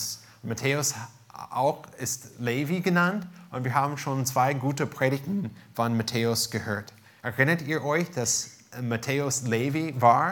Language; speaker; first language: German; non-native, fluent; English